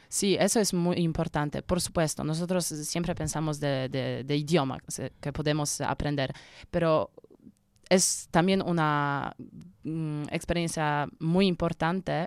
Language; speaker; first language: Spanish; non-native, learner; Polish